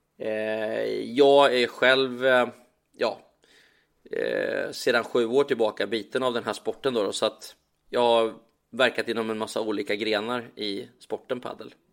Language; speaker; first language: Swedish; native; Swedish